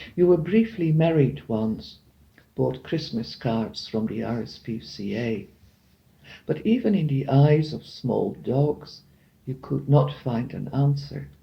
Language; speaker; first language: English; non-native, fluent; Dutch